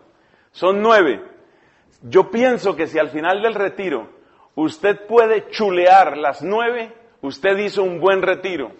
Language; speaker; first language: Spanish; native; Spanish